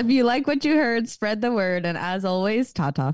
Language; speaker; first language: English; native; English